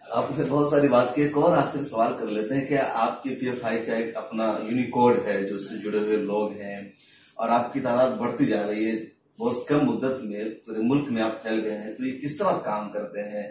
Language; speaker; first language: Hindi; native; Hindi